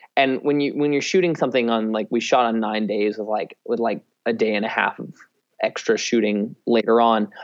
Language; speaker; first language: English; native; English